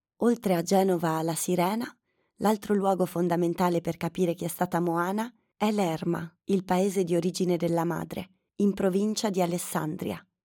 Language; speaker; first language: Italian; native; Italian